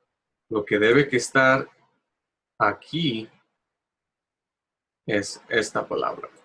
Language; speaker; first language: Spanish; early bilingual, heritage; Spanish